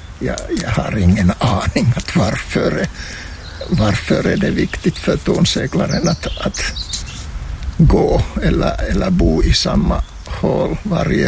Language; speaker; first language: Swedish; non-native, local second language; Finnish